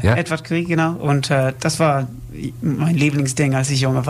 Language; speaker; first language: German; non-native, learner; English